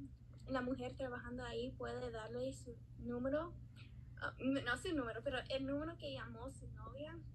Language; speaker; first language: Spanish; non-native, learner; English